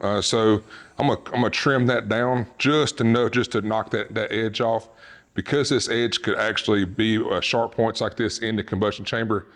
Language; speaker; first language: English; native; English